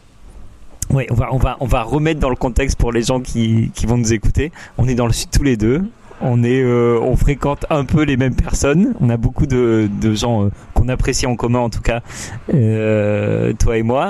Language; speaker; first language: French; native; French